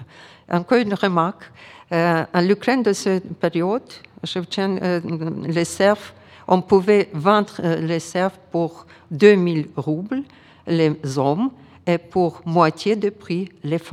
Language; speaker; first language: French; non-native, fluent; Ukrainian